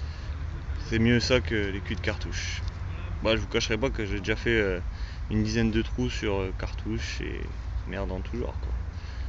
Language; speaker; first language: French; native; French